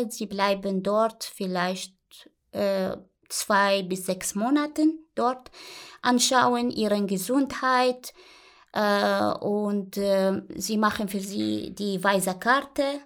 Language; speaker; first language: German; non-native, learner; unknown